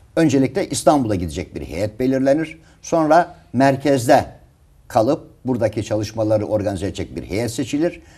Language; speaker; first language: Turkish; native; Turkish